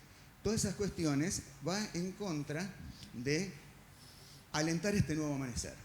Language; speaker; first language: Spanish; native; Spanish